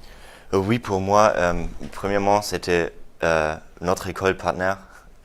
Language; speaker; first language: French; non-native, fluent; German